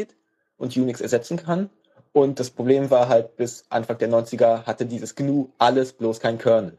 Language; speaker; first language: German; native; German